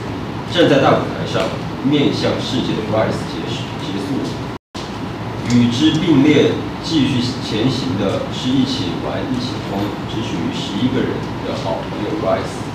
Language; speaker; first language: Chinese; native; Chinese